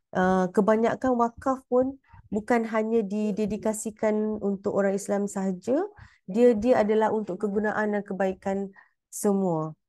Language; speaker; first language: Malay; native; Malay